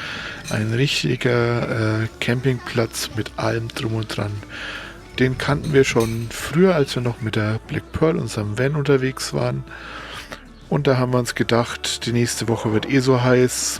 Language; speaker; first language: German; native; German